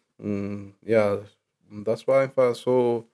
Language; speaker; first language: German; non-native, learner; Spanish